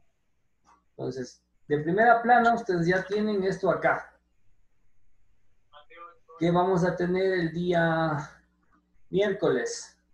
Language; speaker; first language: Spanish; native; Spanish